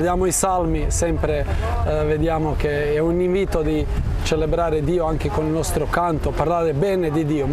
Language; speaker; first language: Italian; non-native, fluent; Croatian